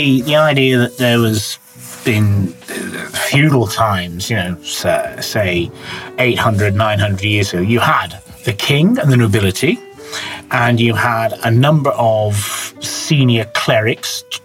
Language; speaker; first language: English; native; English